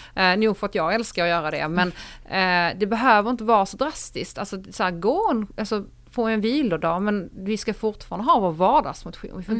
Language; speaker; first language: Swedish; native; Swedish